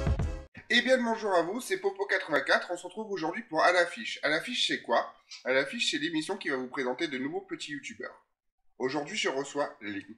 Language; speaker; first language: French; native; French